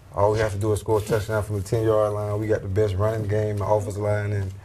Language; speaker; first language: English; native; English